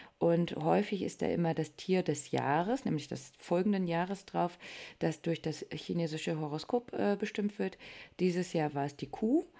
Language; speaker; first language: German; native; German